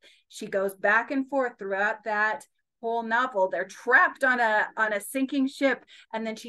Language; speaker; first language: English; native; English